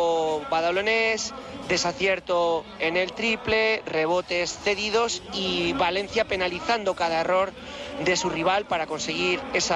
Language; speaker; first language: Spanish; native; Spanish